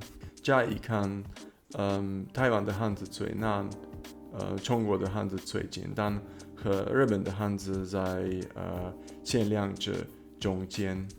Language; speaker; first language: Chinese; non-native, fluent; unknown